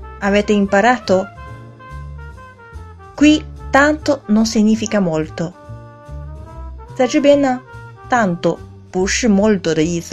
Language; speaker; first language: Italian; non-native, fluent; Chinese